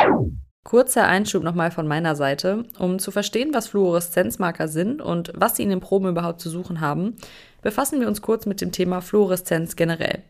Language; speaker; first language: German; native; German